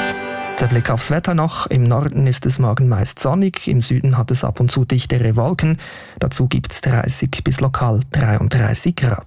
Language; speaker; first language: German; native; German